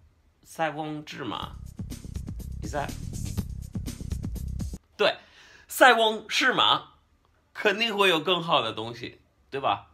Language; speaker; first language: Chinese; non-native, fluent; Spanish